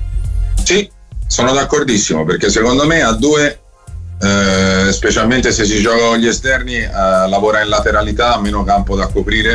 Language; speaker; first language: Italian; native; Italian